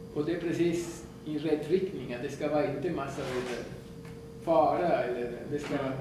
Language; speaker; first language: Swedish; non-native, fluent; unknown